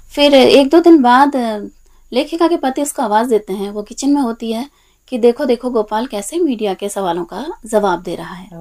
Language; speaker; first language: Hindi; native; Hindi